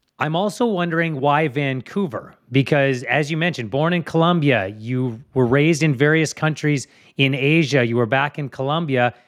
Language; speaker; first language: English; native; English